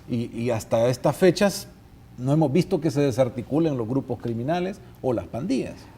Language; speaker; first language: Spanish; native; Spanish